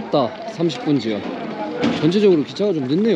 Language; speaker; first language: Korean; native; Korean